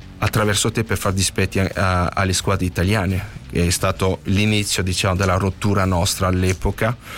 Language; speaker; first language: Italian; non-native, fluent; French